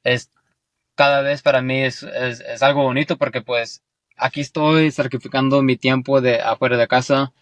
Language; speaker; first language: Spanish; early bilingual, heritage; Spanish